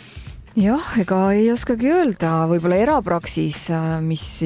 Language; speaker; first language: Estonian; native; Estonian